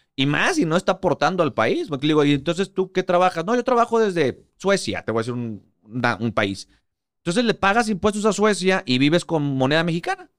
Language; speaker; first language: Spanish; native; Spanish